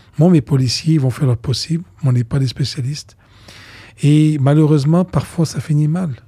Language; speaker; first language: French; non-native, local second language; Arabic